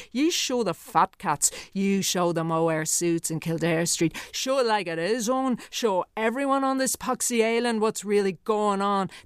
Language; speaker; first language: English; native; English